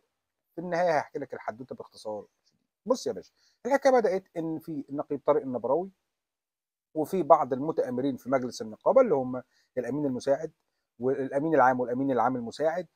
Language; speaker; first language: Arabic; native; Arabic